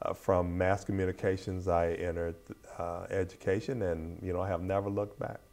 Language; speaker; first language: English; native; English